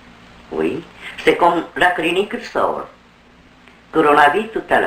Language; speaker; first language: French; non-native, fluent; Korean